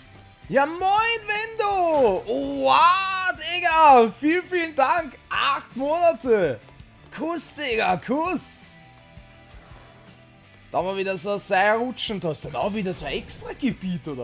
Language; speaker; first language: German; native; German